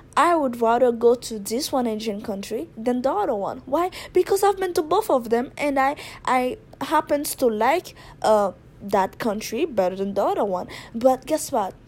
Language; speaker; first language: English; non-native, fluent; Haitian Creole